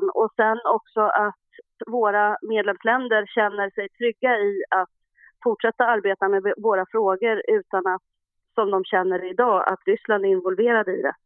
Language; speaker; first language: Swedish; native; Swedish